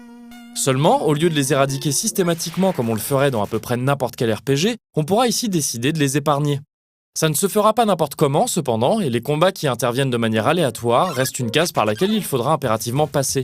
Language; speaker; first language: French; native; French